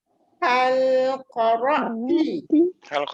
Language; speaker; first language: Arabic; non-native, learner; Malay